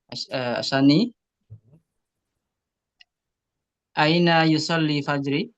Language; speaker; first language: Arabic; non-native, learner; Indonesian